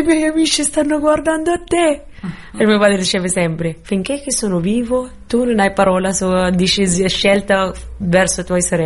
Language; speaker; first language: Italian; non-native, fluent; Arabic